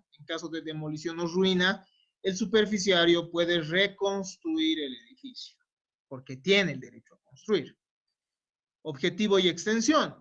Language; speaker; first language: Spanish; native; Spanish